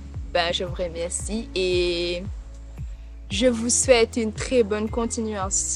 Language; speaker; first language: French; non-native, local second language; Morisyen